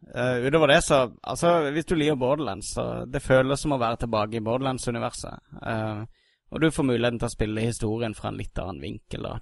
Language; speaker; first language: Norwegian; native; Norwegian